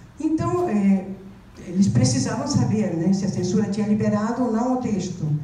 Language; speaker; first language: Portuguese; non-native, fluent; Spanish